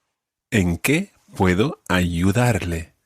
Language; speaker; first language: Spanish; non-native, fluent; English